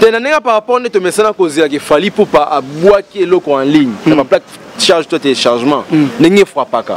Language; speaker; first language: French; non-native, local second language; Lingala